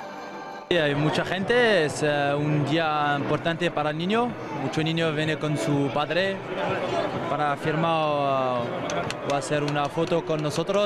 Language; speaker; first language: Spanish; non-native, learner; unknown